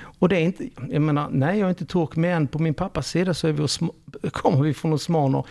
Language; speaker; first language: Swedish; early bilingual, other home language; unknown